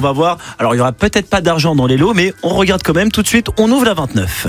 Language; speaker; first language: French; native; French